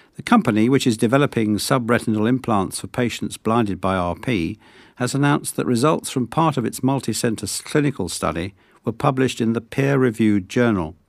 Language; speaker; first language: English; native; English